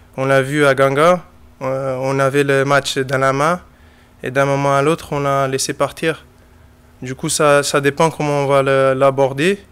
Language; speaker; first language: French; non-native, fluent; Portuguese